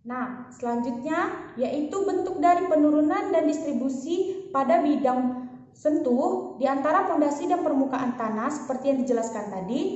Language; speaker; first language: Indonesian; native; Indonesian